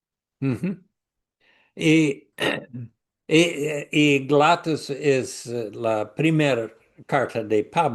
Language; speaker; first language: Spanish; non-native, learner; English